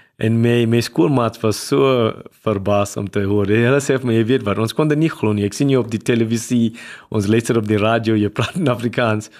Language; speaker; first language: Afrikaans; non-native, local second language; English